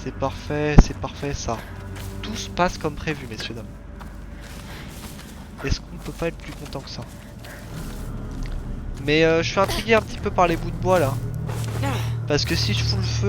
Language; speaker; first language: French; native; French